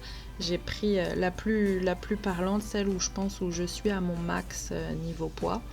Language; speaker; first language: French; native; French